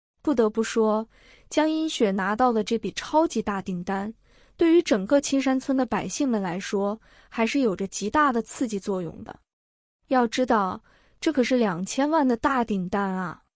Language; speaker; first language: Chinese; native; Chinese